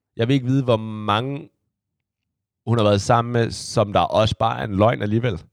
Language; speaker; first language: Danish; early bilingual, other home language; Chinese